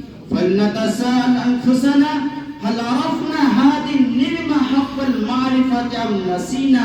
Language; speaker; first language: Arabic; non-native, learner; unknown